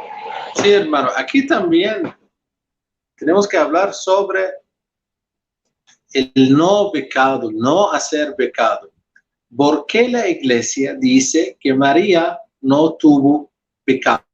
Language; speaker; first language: Spanish; non-native, fluent; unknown